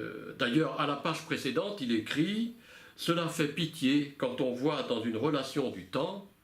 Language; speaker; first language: French; native; French